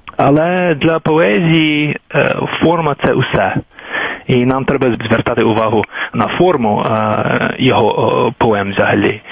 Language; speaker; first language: Ukrainian; non-native, fluent; English